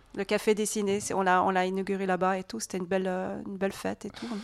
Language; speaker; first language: French; native; French